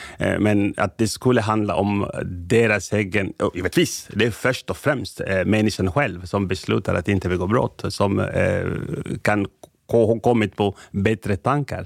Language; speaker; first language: Swedish; non-native, fluent; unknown